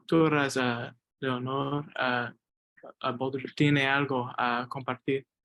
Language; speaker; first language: Spanish; non-native, learner; English